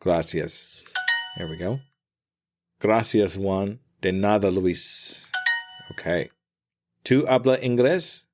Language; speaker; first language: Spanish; non-native, learner; English